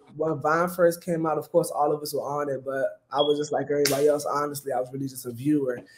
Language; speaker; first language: English; native; English